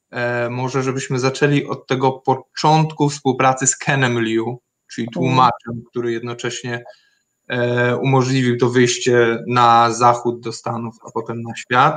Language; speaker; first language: Polish; native; Polish